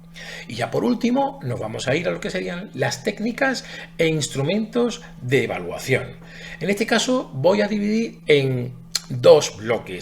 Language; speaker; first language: Spanish; native; Spanish